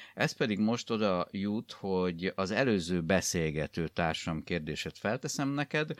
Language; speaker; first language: Hungarian; native; Hungarian